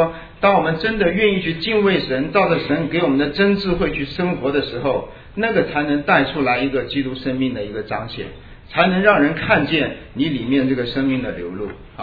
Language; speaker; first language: Chinese; native; Chinese